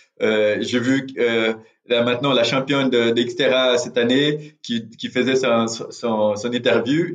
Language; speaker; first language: French; non-native, fluent; Portuguese